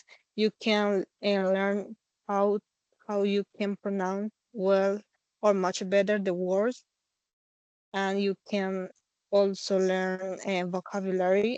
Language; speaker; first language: English; non-native, learner; Spanish